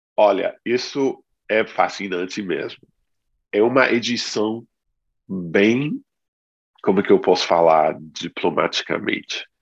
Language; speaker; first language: Portuguese; non-native, fluent; English